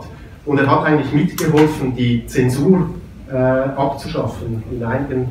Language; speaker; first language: German; native; German